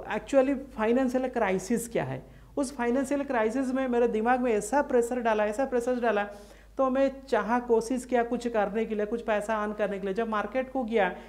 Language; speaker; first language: Hindi; non-native, local second language; Odia